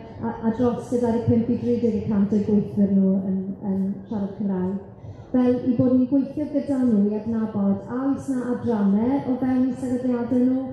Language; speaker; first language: Welsh; native; Welsh